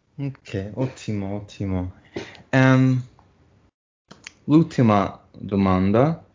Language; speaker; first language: Italian; non-native, learner; English